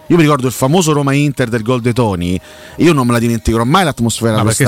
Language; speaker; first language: Italian; native; Italian